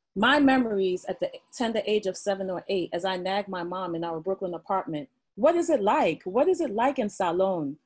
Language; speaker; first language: English; native; English